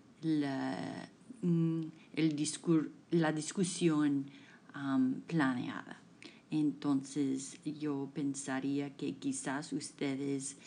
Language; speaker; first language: Spanish; non-native, fluent; English